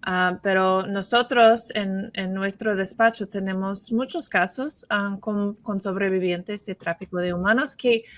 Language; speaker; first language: Spanish; non-native, fluent; English